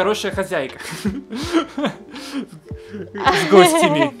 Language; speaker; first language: Russian; non-native, fluent; Spanish